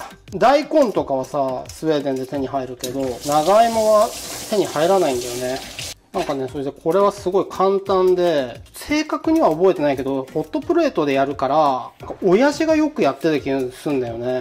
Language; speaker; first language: Japanese; native; Japanese